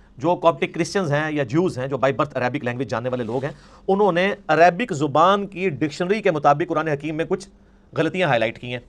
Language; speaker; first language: Urdu; non-native, local second language; Punjabi